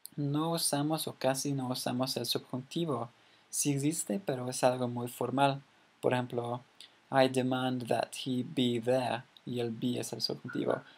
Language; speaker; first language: Spanish; non-native, fluent; English